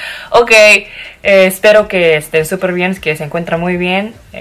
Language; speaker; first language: Spanish; non-native, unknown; Japanese